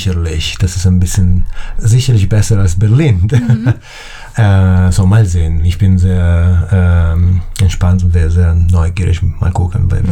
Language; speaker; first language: German; non-native, fluent; Italian